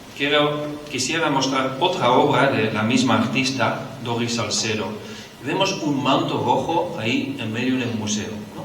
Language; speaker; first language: Spanish; non-native, fluent; Dutch